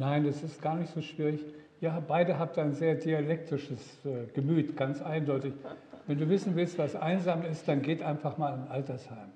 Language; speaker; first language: German; native; German